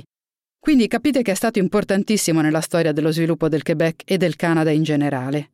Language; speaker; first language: Italian; native; Italian